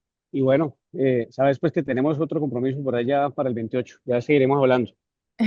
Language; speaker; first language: Spanish; native; Spanish